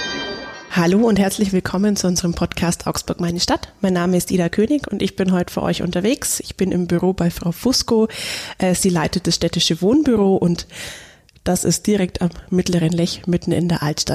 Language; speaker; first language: German; native; German